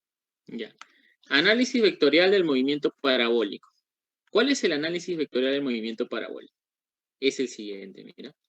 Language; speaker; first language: Spanish; native; Spanish